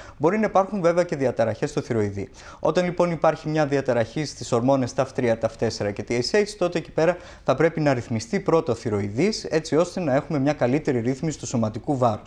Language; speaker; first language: Greek; native; Greek